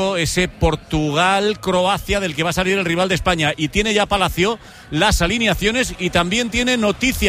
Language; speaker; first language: Spanish; native; Spanish